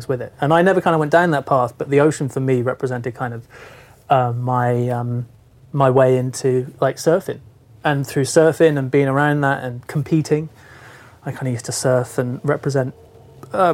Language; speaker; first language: English; native; English